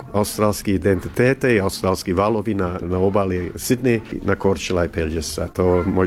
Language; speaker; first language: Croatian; early bilingual, heritage; English